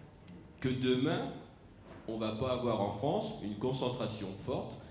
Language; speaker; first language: French; native; French